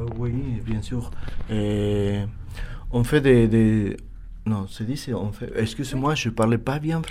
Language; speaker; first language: French; non-native, learner; Spanish